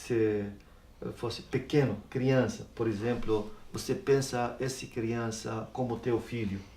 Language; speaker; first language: Portuguese; non-native, learner; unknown